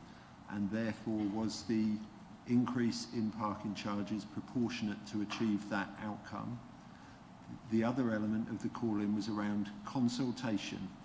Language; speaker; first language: English; native; English